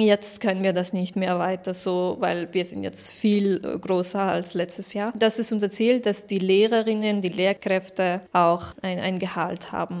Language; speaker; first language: German; non-native, fluent; Persian